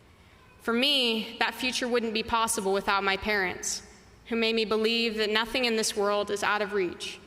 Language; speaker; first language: English; native; English